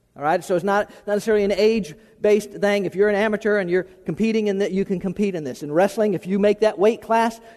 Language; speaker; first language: English; native; English